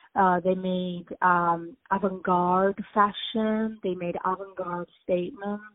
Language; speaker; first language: English; early bilingual, other home language; Italian